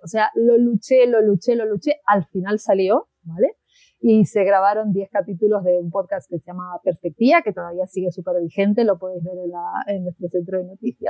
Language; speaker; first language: Spanish; native; Spanish